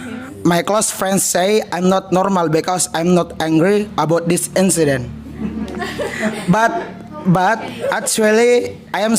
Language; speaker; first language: English; non-native, learner; Indonesian